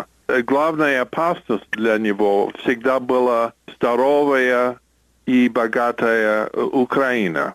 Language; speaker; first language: Russian; non-native, fluent; English